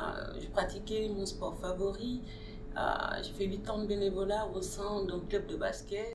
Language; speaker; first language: French; non-native, local second language; Wolof